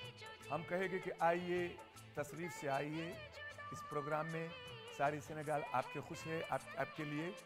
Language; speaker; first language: Hindi; non-native, learner; Wolof